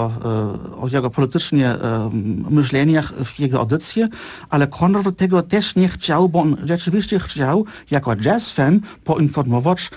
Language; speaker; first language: Polish; non-native, fluent; German